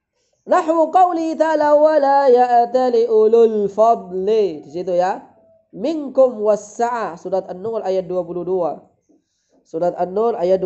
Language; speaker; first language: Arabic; non-native, fluent; Indonesian